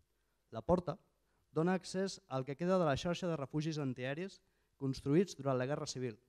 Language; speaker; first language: Catalan; native; Catalan